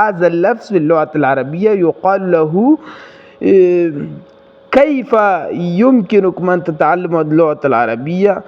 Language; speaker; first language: Arabic; non-native, learner; Pashto